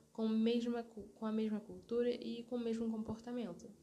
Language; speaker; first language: Portuguese; early bilingual, other home language; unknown